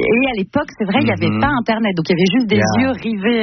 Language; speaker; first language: French; native; French